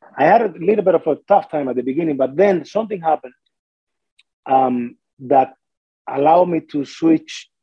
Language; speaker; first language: English; non-native, fluent; Spanish